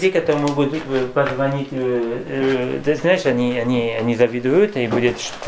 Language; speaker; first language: Russian; non-native, learner; French